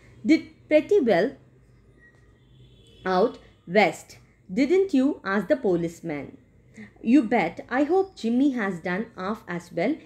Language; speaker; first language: English; non-native, local second language; Tamil